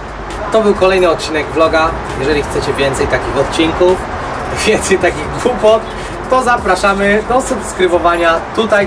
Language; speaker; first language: Polish; native; Polish